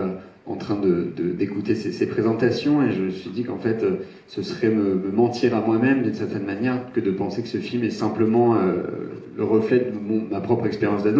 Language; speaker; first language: French; native; French